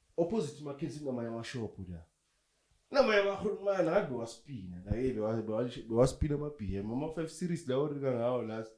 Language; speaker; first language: Zulu; native; Zulu